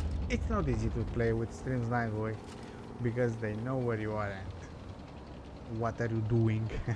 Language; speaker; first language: English; non-native, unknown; Italian